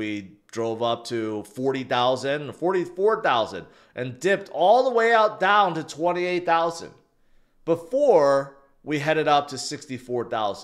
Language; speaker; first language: English; native; English